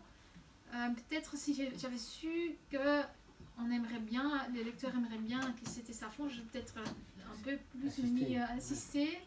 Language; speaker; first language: French; non-native, local second language; Dutch